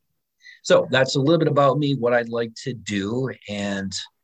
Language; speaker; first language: English; native; English